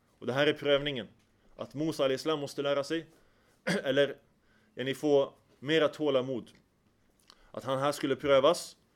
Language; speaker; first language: Swedish; early bilingual, other home language; Arabic